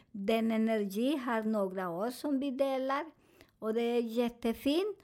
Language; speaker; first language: Swedish; non-native, learner; Spanish